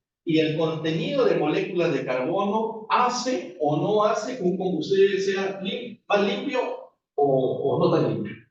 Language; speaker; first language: Spanish; native; Spanish